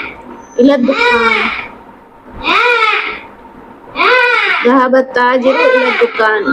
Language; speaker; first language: Arabic; non-native, fluent; Urdu